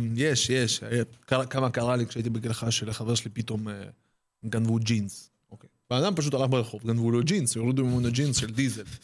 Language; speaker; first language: Hebrew; early bilingual, other home language; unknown